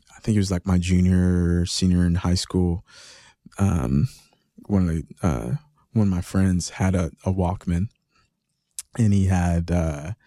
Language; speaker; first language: English; early bilingual, other home language; Greek